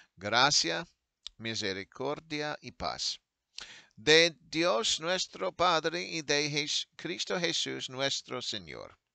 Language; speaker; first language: Spanish; non-native, fluent; English